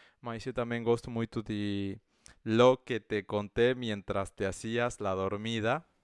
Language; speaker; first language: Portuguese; non-native, fluent; Spanish